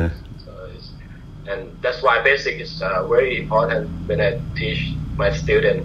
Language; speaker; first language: English; non-native, learner; Thai